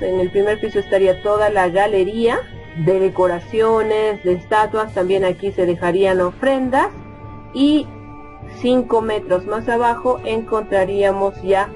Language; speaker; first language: Spanish; native; Spanish